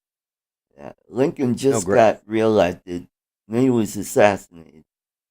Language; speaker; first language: English; native; English